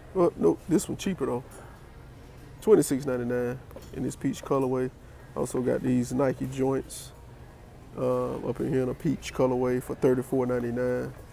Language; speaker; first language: English; native; English